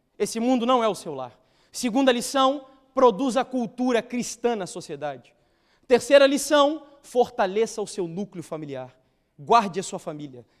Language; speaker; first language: Portuguese; native; Portuguese